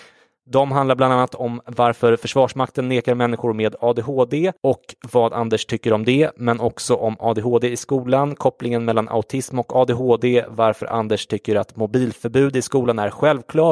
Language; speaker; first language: Swedish; native; Swedish